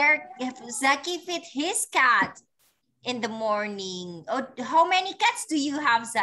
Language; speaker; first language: English; non-native, fluent; Indonesian